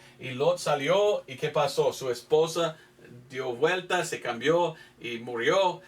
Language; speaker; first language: Spanish; non-native, fluent; English